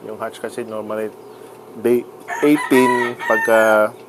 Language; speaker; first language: Filipino; non-native, local second language; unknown